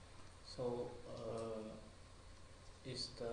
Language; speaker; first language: English; non-native, learner; Chinese